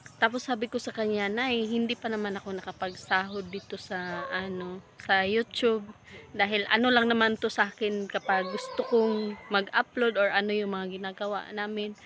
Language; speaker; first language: Filipino; non-native, local second language; Cebuano